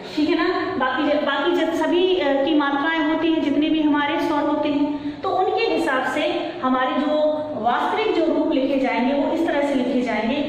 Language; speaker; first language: Hindi; native; Hindi